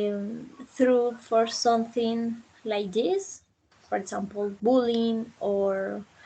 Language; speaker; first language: English; non-native, learner; Spanish